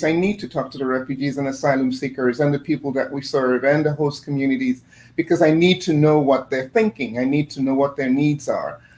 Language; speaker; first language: English; non-native, fluent; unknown